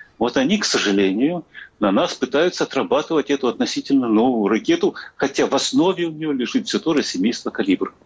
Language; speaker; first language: Russian; native; Russian